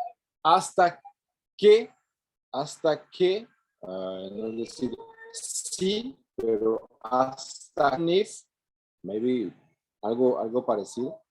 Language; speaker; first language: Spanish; non-native, fluent; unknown